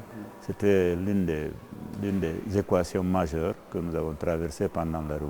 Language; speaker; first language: French; non-native, local second language; Fula